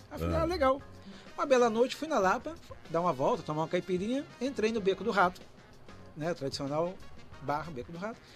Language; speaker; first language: Portuguese; native; Portuguese